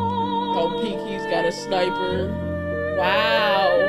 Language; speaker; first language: English; native; English